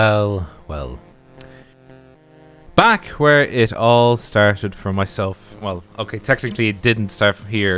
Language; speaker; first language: English; native; English